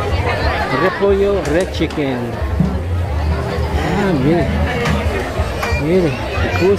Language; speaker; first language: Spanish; non-native, learner; English